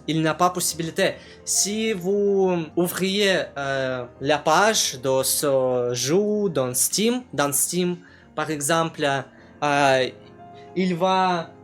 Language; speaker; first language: French; non-native, learner; Russian